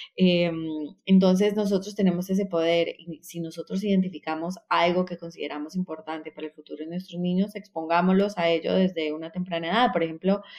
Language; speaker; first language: Spanish; native; Spanish